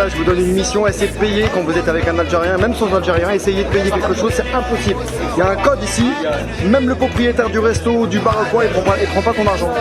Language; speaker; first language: French; native; French